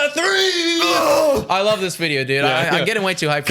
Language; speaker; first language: English; native; English